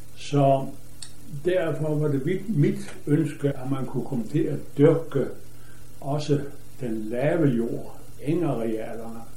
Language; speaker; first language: Danish; native; Danish